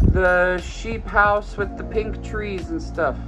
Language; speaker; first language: English; native; English